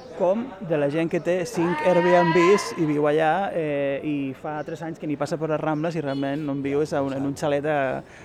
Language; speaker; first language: Catalan; non-native, local second language; Galician